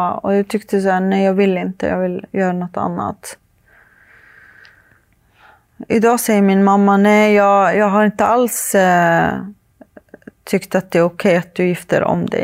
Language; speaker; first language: Swedish; early bilingual, other home language; Arabic